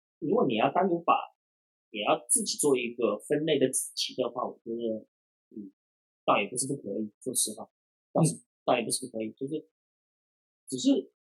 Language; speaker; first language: Chinese; non-native, local second language; Cantonese